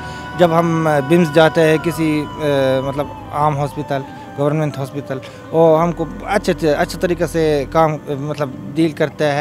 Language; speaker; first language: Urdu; non-native, fluent; Arabic